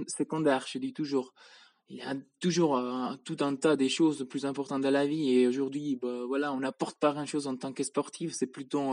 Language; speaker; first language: French; non-native, fluent; Spanish